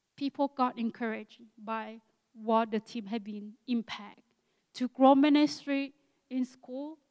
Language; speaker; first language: English; non-native, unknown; Akha